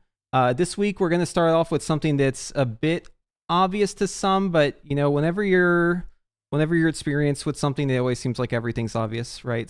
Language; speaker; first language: English; native; English